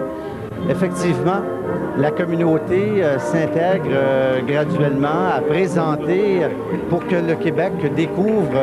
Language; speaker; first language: French; native; French